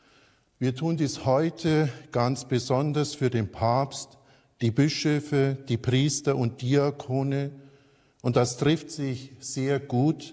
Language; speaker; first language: German; native; German